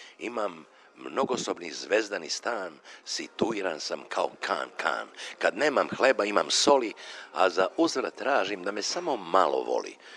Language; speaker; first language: Serbian; non-native, local second language; Macedonian